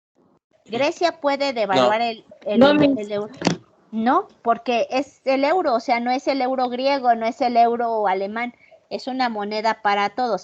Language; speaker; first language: Spanish; native; Spanish